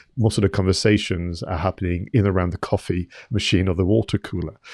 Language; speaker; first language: English; non-native, fluent; French